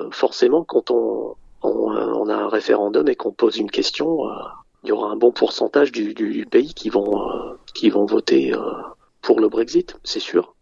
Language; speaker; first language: French; early bilingual, other home language; English